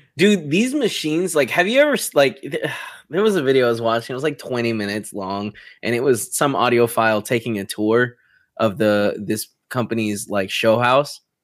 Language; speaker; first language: English; native; English